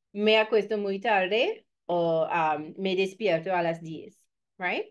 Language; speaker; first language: Spanish; non-native, fluent; English